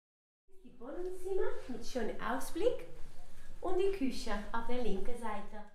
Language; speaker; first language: German; non-native, learner; Spanish